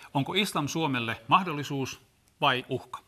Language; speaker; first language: Finnish; native; Finnish